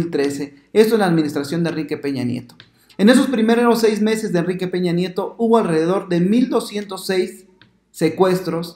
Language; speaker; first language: Spanish; native; Spanish